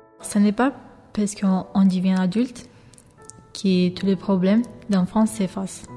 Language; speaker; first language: French; non-native, fluent; Albanian